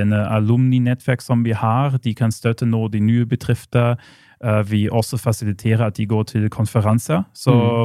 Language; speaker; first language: Norwegian; non-native, fluent; German